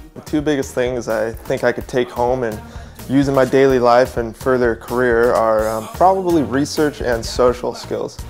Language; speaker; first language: English; native; English